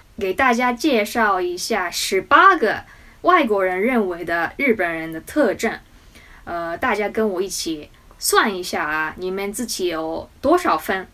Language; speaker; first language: Chinese; non-native, fluent; Japanese